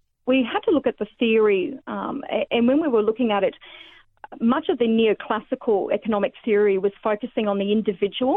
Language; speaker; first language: English; native; English